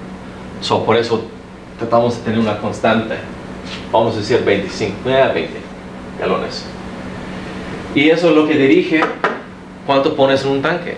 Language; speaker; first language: Spanish; early bilingual, heritage; Spanish